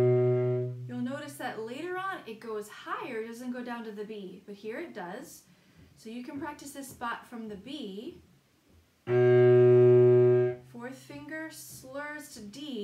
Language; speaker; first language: English; native; English